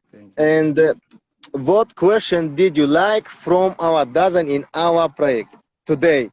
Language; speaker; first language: English; non-native, learner; Tajik